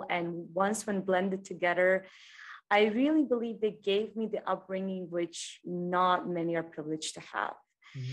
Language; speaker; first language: English; non-native, fluent; Croatian